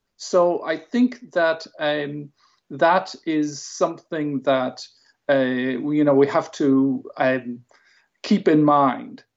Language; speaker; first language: English; native; English